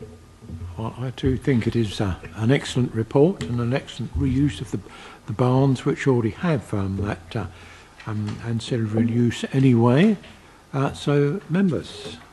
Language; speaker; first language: English; native; English